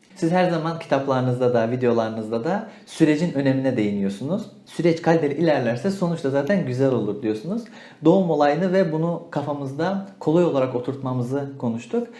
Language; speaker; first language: Turkish; native; Turkish